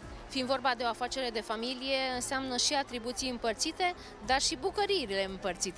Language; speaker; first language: Romanian; native; Romanian